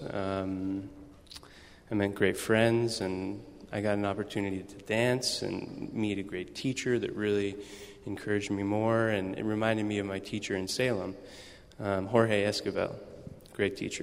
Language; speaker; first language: English; native; English